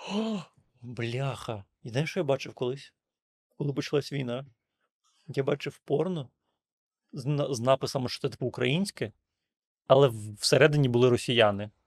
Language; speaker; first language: Ukrainian; native; Ukrainian